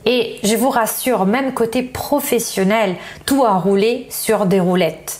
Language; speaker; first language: French; non-native, fluent; Italian